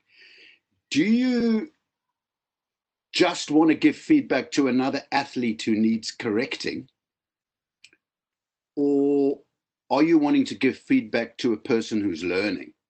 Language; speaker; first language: English; native; English